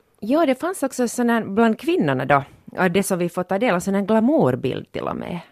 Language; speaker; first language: Swedish; non-native, local second language; Finnish